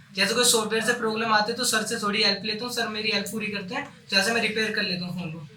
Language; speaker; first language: Hindi; native; Hindi